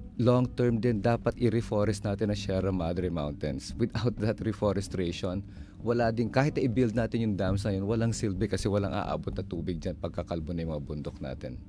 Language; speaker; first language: Filipino; non-native, local second language; Cebuano